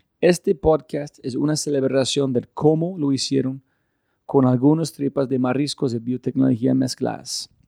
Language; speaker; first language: Spanish; non-native, fluent; English